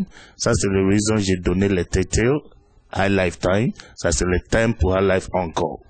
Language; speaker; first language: French; non-native, learner; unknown